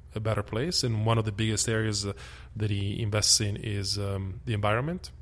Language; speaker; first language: English; early bilingual, other home language; Italian